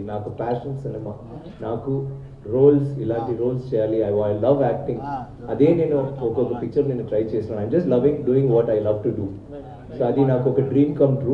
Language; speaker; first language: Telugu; non-native, learner; Tamil